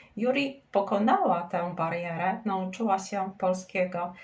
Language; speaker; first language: Polish; native; Polish